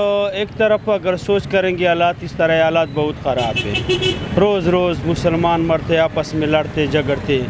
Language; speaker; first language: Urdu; non-native, local second language; Pashto